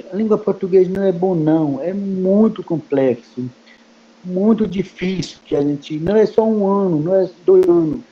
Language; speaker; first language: Portuguese; non-native, local second language; Kayapó